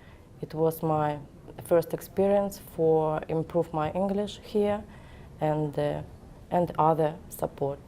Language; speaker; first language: English; non-native, learner; Ukrainian